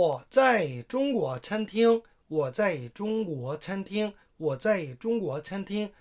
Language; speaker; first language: Chinese; non-native, fluent; Korean